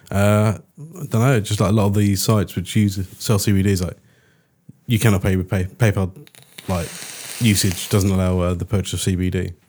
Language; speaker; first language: English; native; English